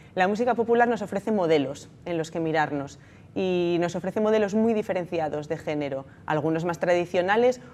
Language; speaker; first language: Spanish; native; Spanish